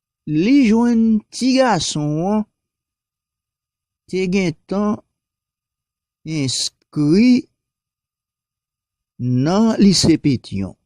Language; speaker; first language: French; non-native, local second language; Haitian Creole